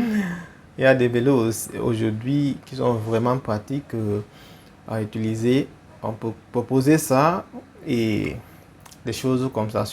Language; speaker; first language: French; non-native, fluent; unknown